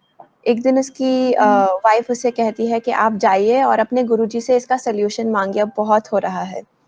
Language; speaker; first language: Hindi; native; Hindi